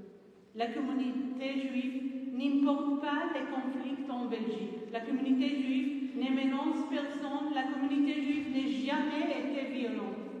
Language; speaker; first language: French; non-native, fluent; Hebrew